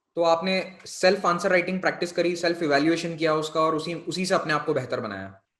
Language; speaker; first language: Hindi; native; Hindi